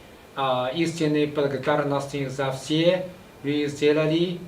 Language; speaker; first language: Russian; non-native, fluent; Chinese